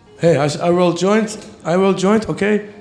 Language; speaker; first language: English; non-native, learner; Russian